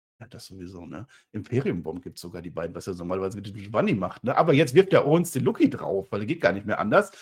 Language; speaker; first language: German; native; German